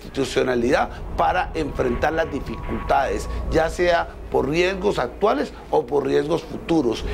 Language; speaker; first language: Spanish; native; Spanish